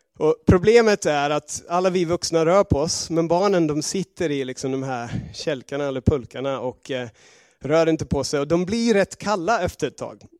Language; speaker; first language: Swedish; native; Swedish